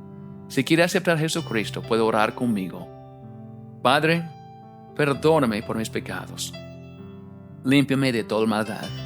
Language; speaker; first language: Spanish; non-native, fluent; English